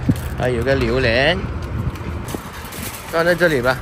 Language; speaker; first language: Chinese; non-native, local second language; Cantonese